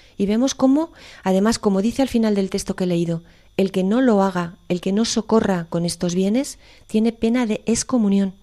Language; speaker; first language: Spanish; native; Spanish